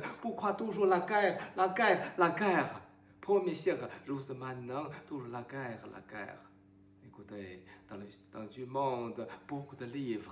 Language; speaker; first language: French; non-native, learner; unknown